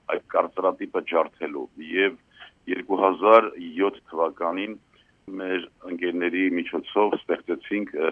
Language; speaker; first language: Armenian; native; Armenian